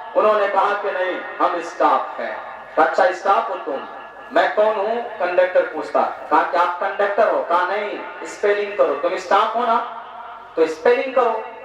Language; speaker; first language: Urdu; native; Urdu